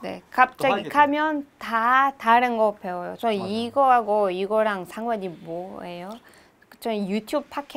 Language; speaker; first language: Korean; non-native, learner; Hebrew